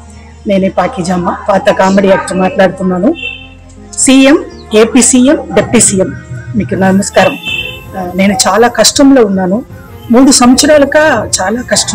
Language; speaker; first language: Telugu; non-native, local second language; Tamil